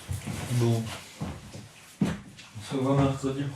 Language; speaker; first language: French; native; French